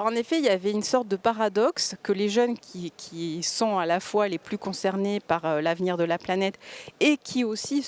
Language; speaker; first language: French; native; French